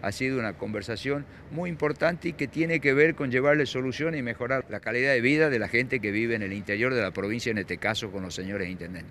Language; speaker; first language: Spanish; native; Spanish